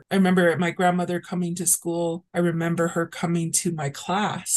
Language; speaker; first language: English; early bilingual, other home language; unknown